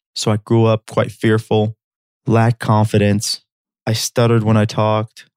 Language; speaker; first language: English; early bilingual, other home language; Armenian